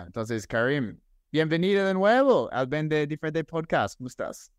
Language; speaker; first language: Spanish; non-native, fluent; English